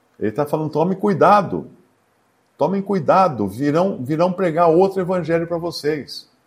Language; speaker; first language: Portuguese; native; Portuguese